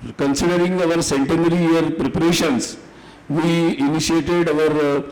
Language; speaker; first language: English; non-native, local second language; Hindi